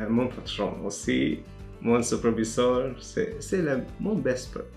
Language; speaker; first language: French; non-native, learner; Filipino